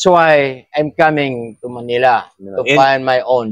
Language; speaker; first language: English; non-native, learner; Filipino